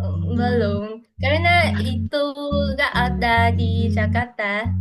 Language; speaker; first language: Indonesian; non-native, fluent; Vietnamese